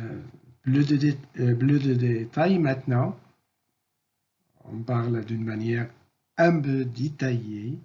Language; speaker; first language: French; non-native, fluent; Arabic